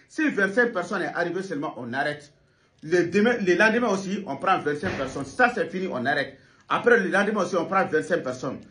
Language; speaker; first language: French; non-native, local second language; Bambara